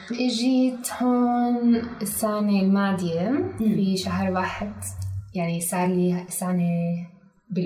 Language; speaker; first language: Arabic; non-native, learner; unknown